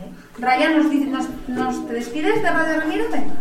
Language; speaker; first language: Spanish; native; Spanish